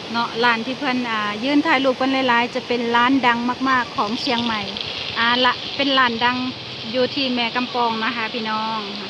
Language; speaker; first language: Thai; native; Thai